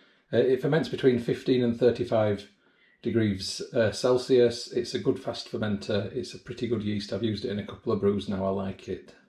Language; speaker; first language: English; native; English